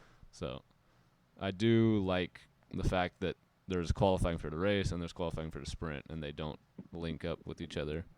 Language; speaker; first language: English; native; English